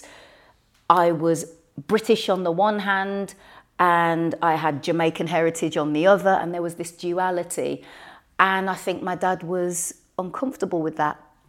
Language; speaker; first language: English; native; English